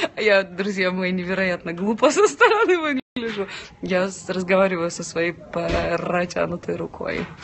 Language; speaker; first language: Russian; non-native, local second language; Ukrainian